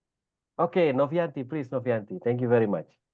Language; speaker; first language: English; non-native, fluent; Indonesian